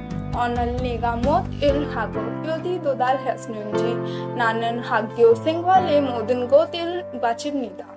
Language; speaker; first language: Korean; non-native, learner; Hindi